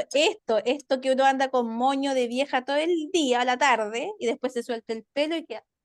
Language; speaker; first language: Spanish; native; Spanish